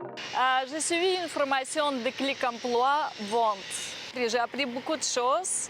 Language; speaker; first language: French; non-native, learner; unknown